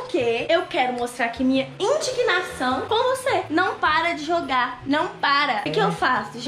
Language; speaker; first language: Portuguese; native; Portuguese